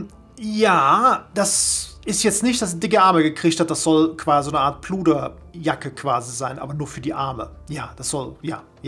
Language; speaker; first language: German; native; German